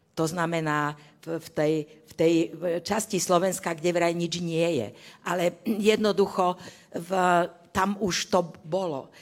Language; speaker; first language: Slovak; native; Slovak